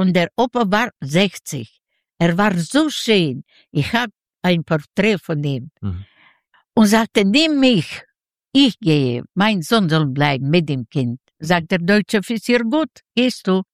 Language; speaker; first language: German; non-native, learner; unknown